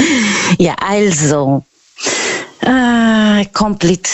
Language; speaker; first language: German; non-native, learner; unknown